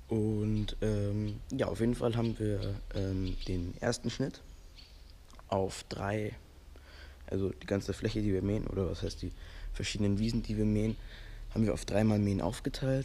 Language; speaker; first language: German; native; German